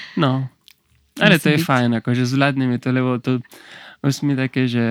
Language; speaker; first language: Slovak; non-native, learner; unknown